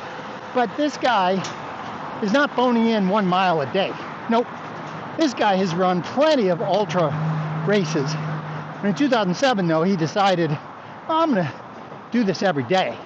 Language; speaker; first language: English; native; English